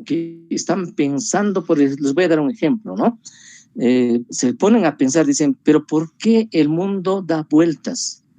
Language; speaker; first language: Spanish; native; Spanish